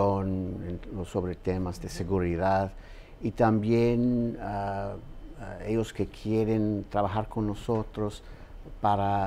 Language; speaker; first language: Spanish; non-native, fluent; English